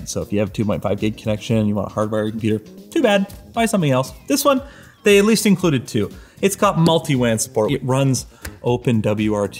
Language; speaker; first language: English; native; English